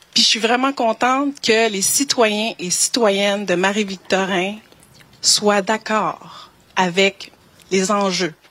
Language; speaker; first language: French; native; French